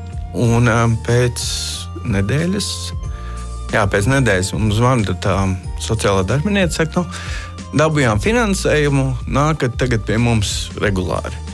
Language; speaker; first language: Latvian; native; Latvian